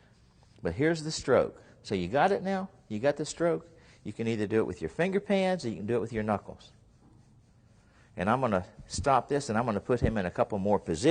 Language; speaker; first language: English; native; English